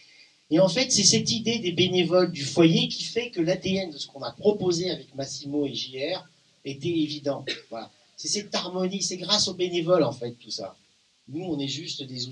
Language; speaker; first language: French; native; French